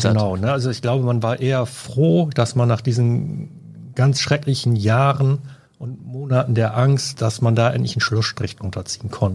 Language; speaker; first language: German; native; German